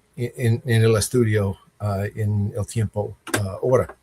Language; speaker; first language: Spanish; non-native, learner; English